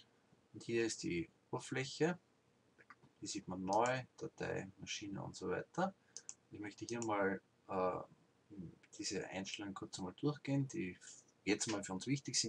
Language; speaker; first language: German; native; German